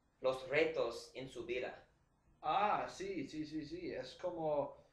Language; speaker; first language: Spanish; non-native, learner; English